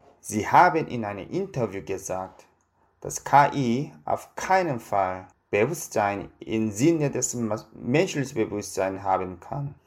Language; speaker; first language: German; non-native, fluent; Korean